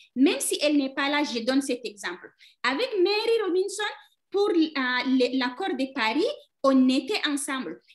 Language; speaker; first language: French; non-native, local second language; Fula